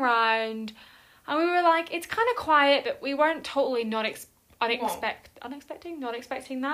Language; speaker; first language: English; native; English